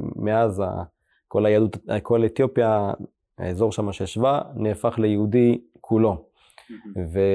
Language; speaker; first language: Hebrew; early bilingual, other home language; Amharic